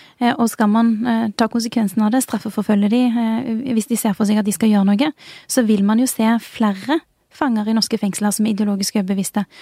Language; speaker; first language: Norwegian; early bilingual, other home language; Urdu